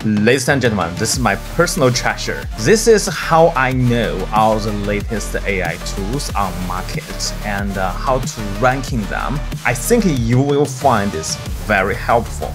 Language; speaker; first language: English; non-native, fluent; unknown